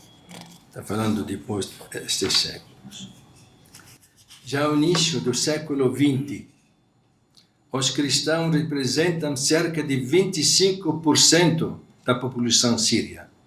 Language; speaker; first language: Portuguese; non-native, fluent; Arabic